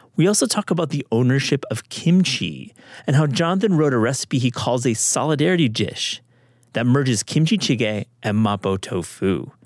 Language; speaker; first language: English; native; English